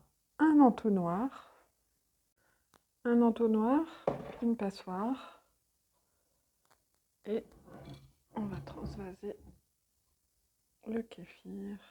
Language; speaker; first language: French; native; French